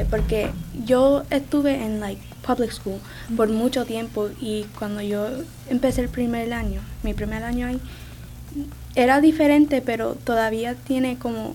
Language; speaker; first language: Spanish; early bilingual, other home language; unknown